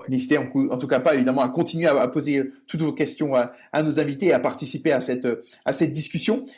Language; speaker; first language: French; native; French